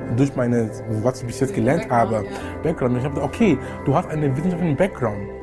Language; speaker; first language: German; non-native, fluent; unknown